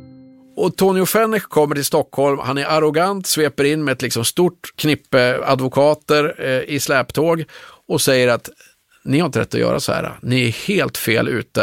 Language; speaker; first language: Swedish; native; Swedish